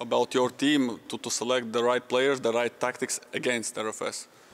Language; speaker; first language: English; non-native, fluent; Latvian